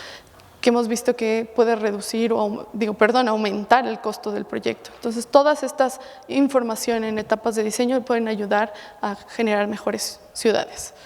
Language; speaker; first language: Spanish; native; Spanish